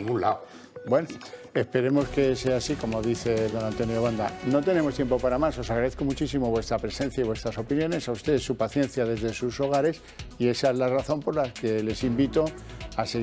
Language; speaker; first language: Spanish; native; Spanish